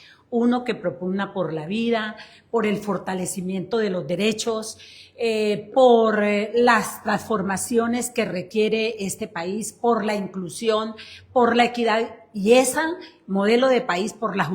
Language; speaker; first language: Spanish; native; Spanish